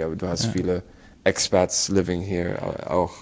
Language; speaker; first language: German; early bilingual, other home language; English